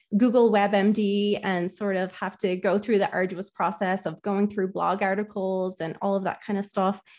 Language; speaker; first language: English; native; English